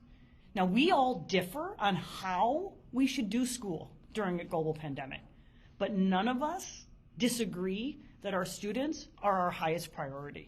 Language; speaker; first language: English; native; English